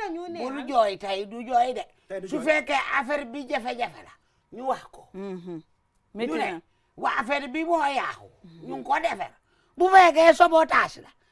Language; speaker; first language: Wolof; native; Wolof